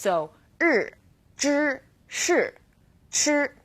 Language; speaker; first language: Chinese; non-native, fluent; English